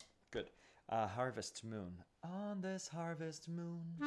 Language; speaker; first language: English; native; English